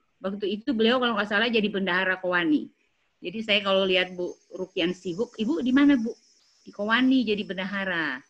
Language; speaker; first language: Indonesian; native; Indonesian